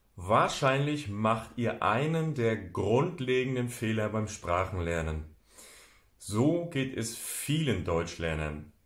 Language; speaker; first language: German; native; German